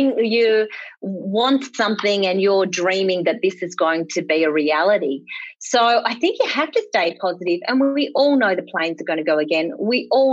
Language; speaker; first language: English; native; English